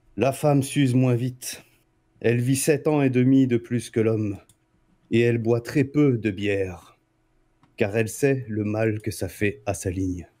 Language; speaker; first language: French; native; French